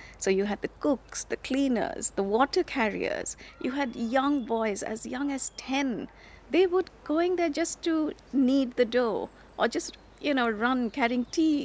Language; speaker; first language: English; non-native, local second language; Bangla